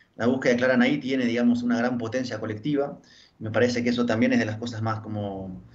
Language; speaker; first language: Spanish; early bilingual, heritage; French